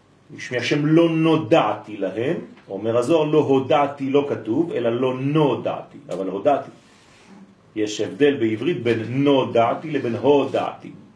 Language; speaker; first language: Hebrew; non-native, fluent; French